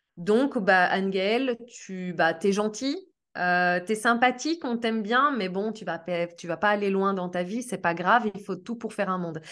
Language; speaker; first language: French; early bilingual, other home language; Portuguese